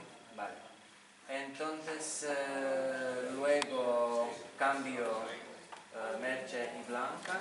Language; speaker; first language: Spanish; non-native, fluent; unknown